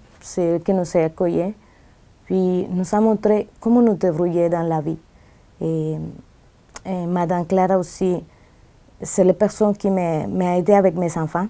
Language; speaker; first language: French; non-native, fluent; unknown